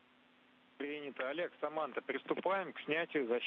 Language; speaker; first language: Russian; native; Russian